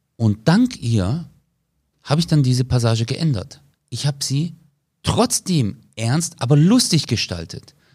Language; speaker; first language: German; early bilingual, other home language; Turkish